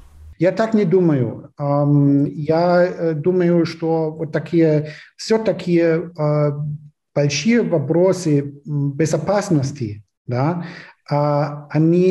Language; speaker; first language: Russian; non-native, fluent; German